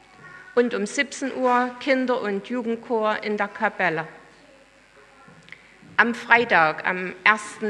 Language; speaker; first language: German; native; German